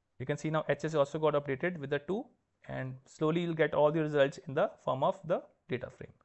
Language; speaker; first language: English; non-native, local second language; Punjabi